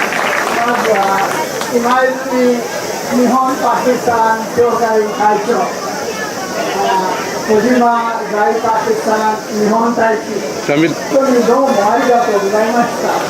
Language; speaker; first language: Japanese; non-native, fluent; Urdu